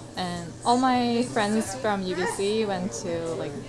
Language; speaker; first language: English; non-native, fluent; Korean